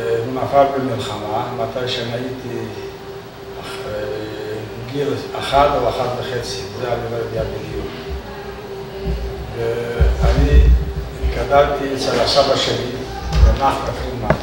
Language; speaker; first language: Hebrew; non-native, fluent; Hungarian